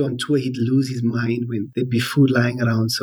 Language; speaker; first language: English; native; English